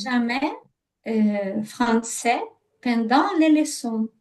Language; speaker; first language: French; non-native, learner; Ukrainian